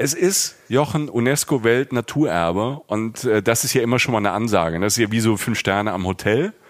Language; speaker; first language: German; native; German